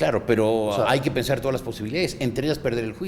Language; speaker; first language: Spanish; native; Spanish